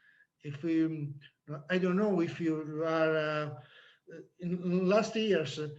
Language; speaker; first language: English; non-native, learner; Italian